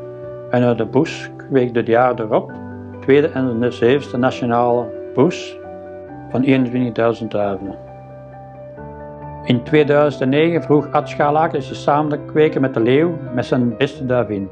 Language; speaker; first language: Dutch; native; Dutch